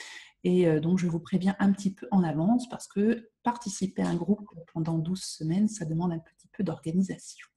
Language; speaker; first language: French; native; French